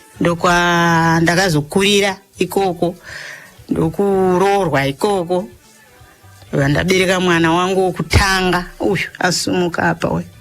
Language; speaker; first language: Shona; native; Shona